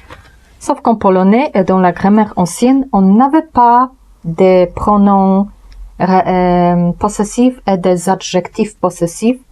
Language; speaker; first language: French; non-native, fluent; Polish